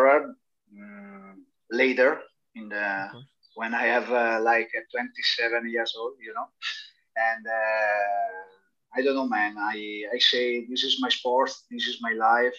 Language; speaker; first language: English; non-native, learner; Italian